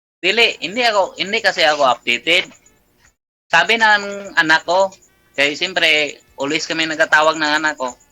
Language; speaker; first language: Filipino; non-native, local second language; Cebuano